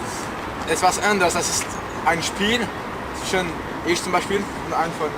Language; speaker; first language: German; non-native, learner; French